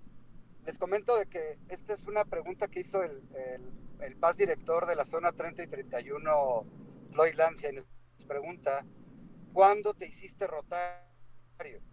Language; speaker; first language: Spanish; native; Spanish